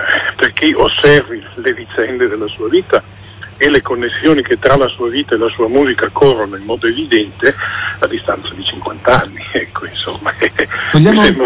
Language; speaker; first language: Italian; native; Italian